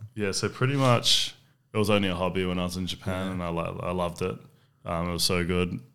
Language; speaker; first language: English; native; English